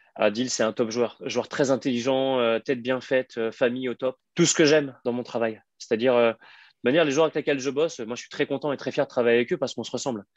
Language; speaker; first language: French; native; French